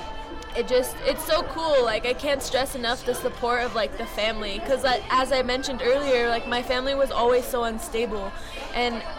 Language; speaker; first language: English; native; English